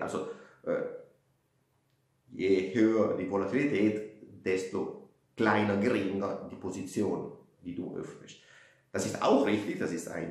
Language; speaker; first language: German; non-native, fluent; Italian